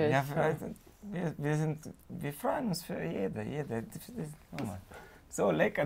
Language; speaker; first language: German; non-native, fluent; Hungarian